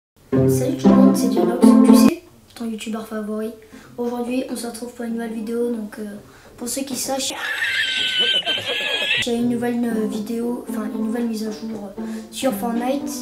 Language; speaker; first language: French; native; French